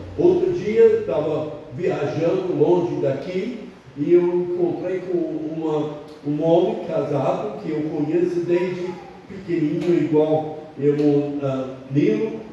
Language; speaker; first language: Portuguese; non-native, fluent; English